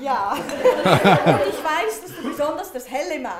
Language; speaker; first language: German; native; German